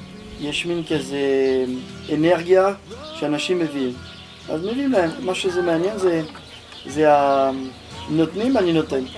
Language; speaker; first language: Hebrew; non-native, fluent; French